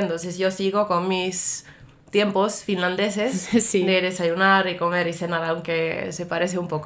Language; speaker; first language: Spanish; non-native, fluent; Finnish